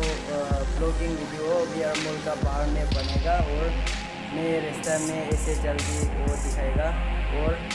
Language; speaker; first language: Hindi; non-native, local second language; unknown